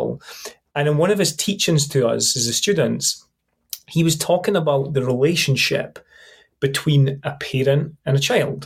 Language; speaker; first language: English; native; English